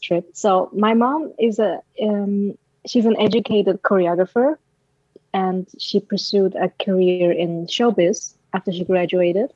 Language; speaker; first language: English; non-native, fluent; Danish